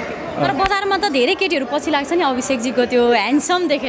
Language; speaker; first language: Nepali; native; Nepali